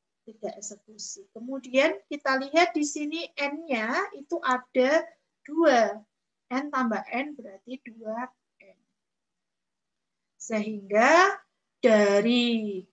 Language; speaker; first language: Indonesian; native; Indonesian